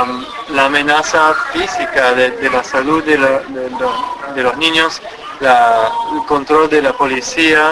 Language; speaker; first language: Spanish; non-native, fluent; English